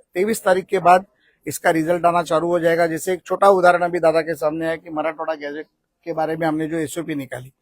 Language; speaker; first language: Hindi; non-native, local second language; Marathi